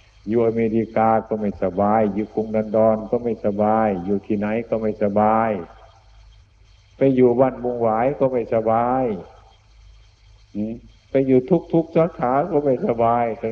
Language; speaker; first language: Thai; native; Thai